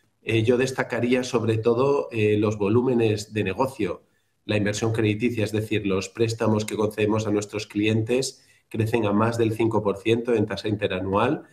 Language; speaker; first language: Spanish; native; Spanish